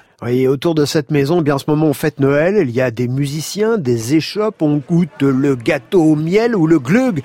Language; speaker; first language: French; native; French